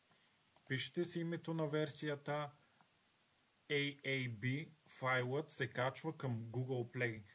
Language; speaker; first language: Bulgarian; native; Bulgarian